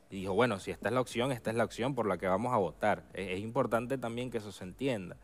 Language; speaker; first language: Spanish; native; Spanish